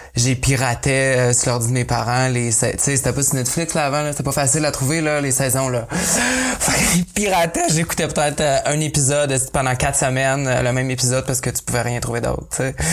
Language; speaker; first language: French; native; French